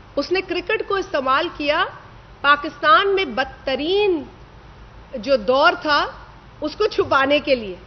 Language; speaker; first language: Urdu; non-native, local second language; Sindhi